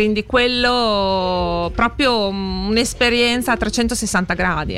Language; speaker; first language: Italian; native; Italian